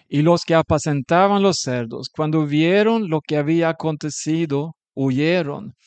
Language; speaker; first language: Spanish; non-native, fluent; Swedish